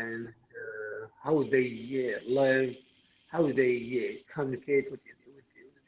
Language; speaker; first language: English; non-native, learner; Arabic